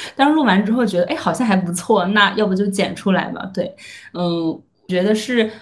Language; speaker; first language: Chinese; native; Chinese